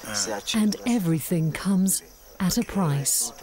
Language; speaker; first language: English; native; English